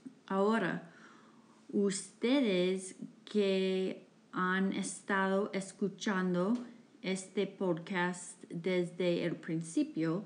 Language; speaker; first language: Spanish; non-native, fluent; English